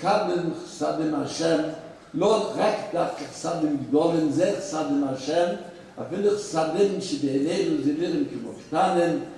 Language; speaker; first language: Hebrew; non-native, fluent; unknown